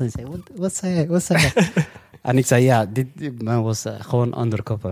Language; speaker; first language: Dutch; non-native, local second language; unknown